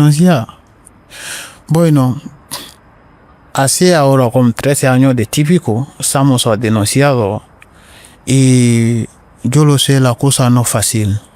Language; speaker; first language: Spanish; non-native, learner; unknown